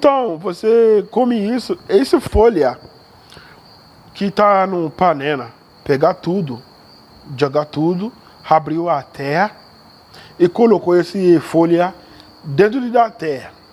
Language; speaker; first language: Portuguese; non-native, learner; Yoruba